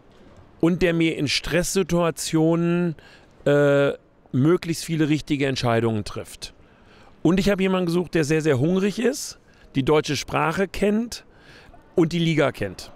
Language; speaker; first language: German; native; German